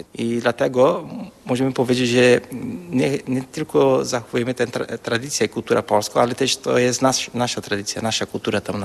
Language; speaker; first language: Polish; early bilingual, heritage; Polish